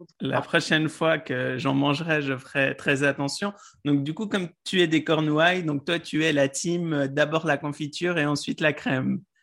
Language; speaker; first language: French; native; French